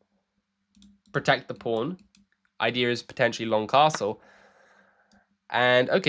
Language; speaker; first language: English; native; English